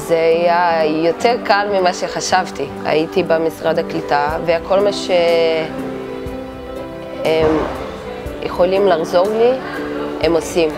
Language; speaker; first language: Hebrew; non-native, learner; Portuguese